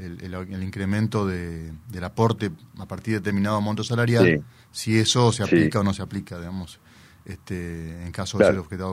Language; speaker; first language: Spanish; native; Spanish